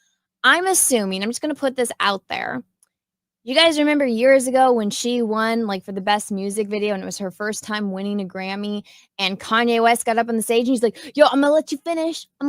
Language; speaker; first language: English; native; English